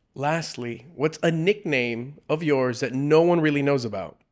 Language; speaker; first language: English; early bilingual, other home language; Spanish